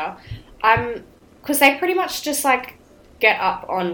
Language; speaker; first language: English; native; English